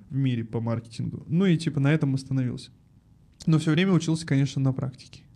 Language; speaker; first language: Russian; native; Russian